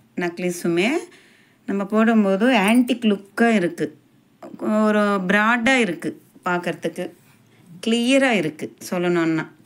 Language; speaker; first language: Tamil; non-native, local second language; Telugu